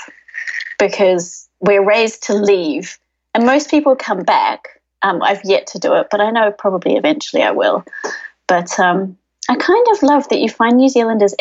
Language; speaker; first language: English; native; English